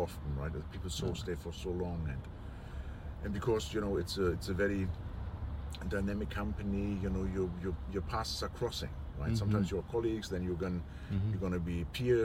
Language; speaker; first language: English; non-native, fluent; German